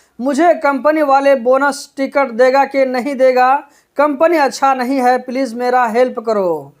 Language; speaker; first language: Hindi; native; Hindi